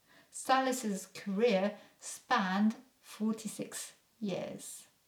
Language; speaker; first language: English; non-native, fluent; French